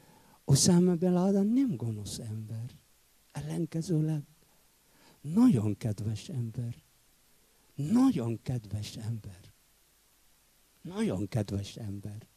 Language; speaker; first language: Hungarian; non-native, fluent; Arabic